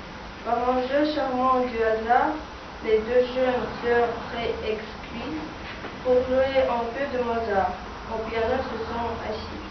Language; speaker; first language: French; non-native, learner; Russian